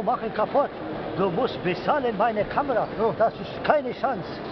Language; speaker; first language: German; non-native, learner; Kurdish